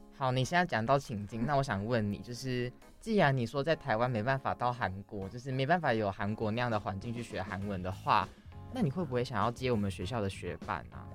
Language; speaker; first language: Chinese; native; Chinese